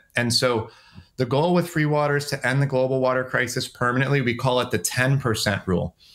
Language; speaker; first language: English; native; English